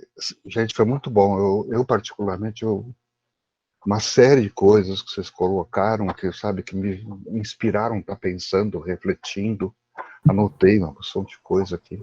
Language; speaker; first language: Portuguese; native; Portuguese